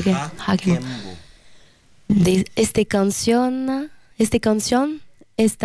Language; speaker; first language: Spanish; non-native, learner; French